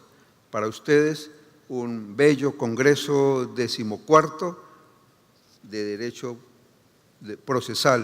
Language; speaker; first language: Spanish; native; Spanish